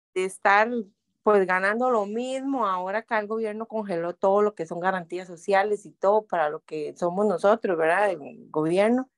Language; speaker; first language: Spanish; native; Spanish